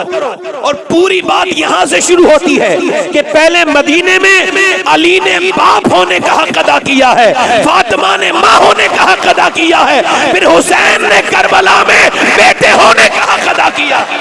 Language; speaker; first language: Urdu; native; Urdu